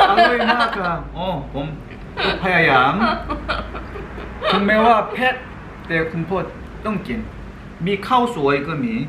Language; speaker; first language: Thai; non-native, learner; Korean